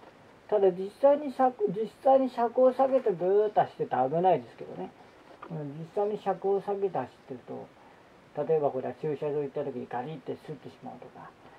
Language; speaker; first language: Japanese; native; Japanese